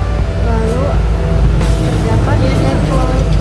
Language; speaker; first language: Indonesian; native; Indonesian